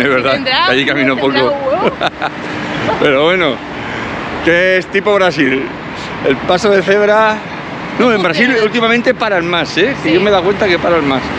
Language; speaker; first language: Spanish; native; Spanish